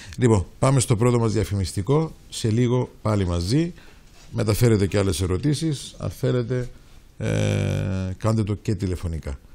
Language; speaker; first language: Greek; native; Greek